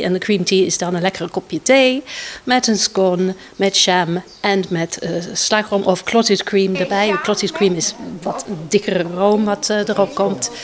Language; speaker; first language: Dutch; non-native, fluent; English